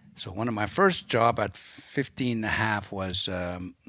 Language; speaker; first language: English; native; English